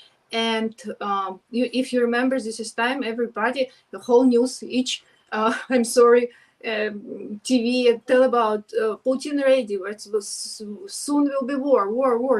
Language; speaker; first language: English; non-native, learner; Ukrainian